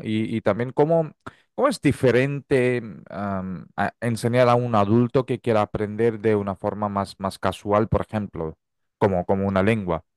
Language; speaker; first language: Spanish; non-native, fluent; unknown